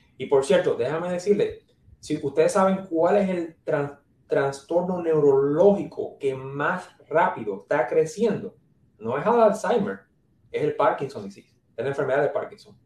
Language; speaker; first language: Spanish; native; Spanish